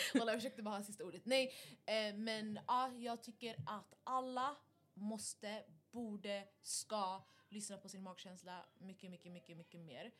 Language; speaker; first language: Swedish; early bilingual, other home language; Arabic